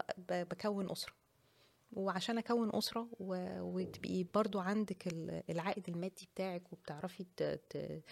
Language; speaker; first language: Arabic; native; Arabic